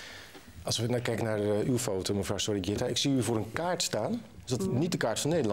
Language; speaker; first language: Dutch; native; Dutch